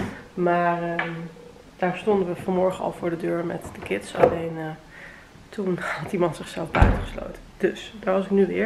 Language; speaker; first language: Dutch; native; Dutch